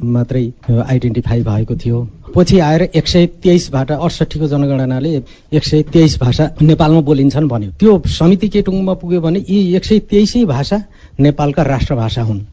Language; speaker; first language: Nepali; non-native, local second language; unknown